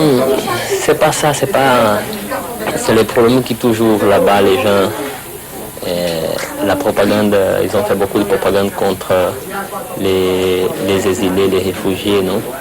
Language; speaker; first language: French; non-native, fluent; Portuguese